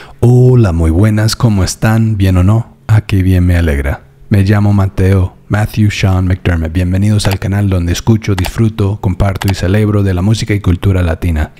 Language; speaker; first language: Spanish; non-native, fluent; English